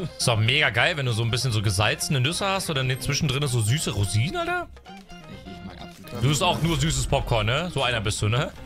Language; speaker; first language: German; native; German